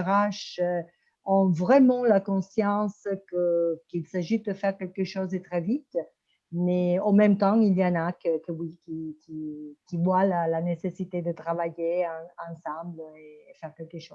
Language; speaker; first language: French; non-native, fluent; Italian